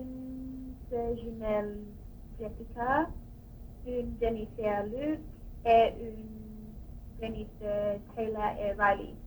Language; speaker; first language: French; non-native, learner; English